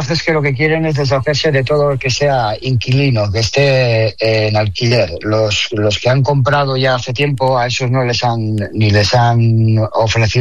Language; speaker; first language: Spanish; native; Spanish